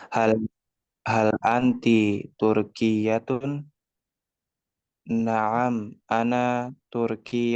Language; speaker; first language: Arabic; non-native, learner; Indonesian